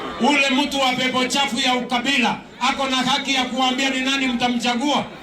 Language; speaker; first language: Swahili; non-native, local second language; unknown